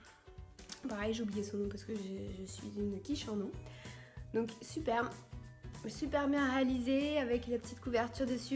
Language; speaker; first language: French; native; French